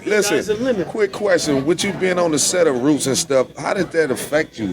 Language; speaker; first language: English; native; English